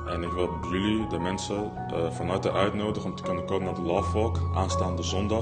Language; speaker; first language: Dutch; native; Dutch